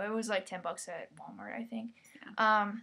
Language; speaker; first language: English; native; English